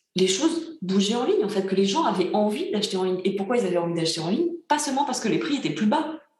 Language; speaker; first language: French; early bilingual, other home language; Bulgarian